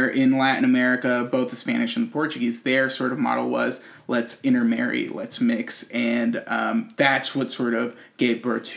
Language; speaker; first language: English; native; English